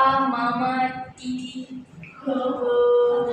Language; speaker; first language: Chinese; non-native, learner; Indonesian